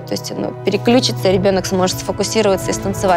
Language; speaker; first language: Russian; native; Russian